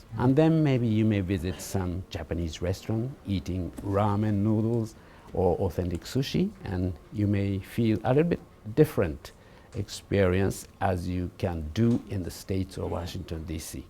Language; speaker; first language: English; non-native, fluent; Japanese